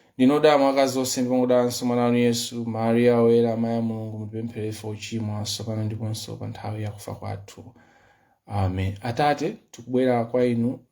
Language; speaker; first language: Nyanja; non-native, local second language; Yao